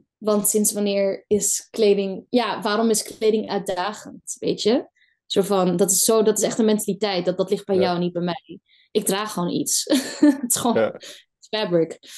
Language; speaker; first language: Dutch; early bilingual, other home language; Kurdish